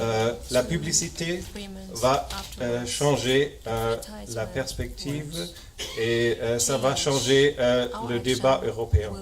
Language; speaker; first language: French; non-native, fluent; German